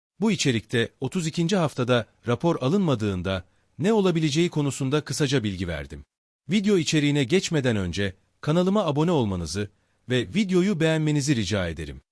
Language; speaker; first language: Turkish; native; Turkish